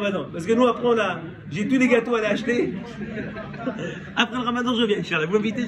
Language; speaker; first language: French; native; French